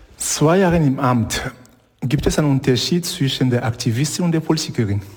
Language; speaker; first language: German; native; German